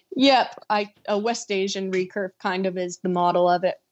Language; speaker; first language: English; native; English